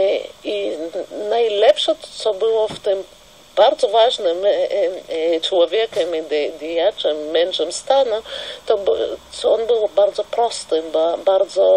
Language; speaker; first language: Polish; non-native, fluent; Russian